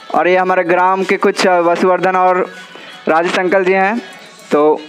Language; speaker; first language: Hindi; native; Hindi